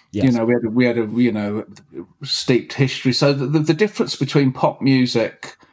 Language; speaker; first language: English; native; English